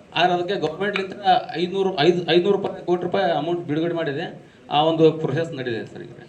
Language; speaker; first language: Kannada; non-native, local second language; Urdu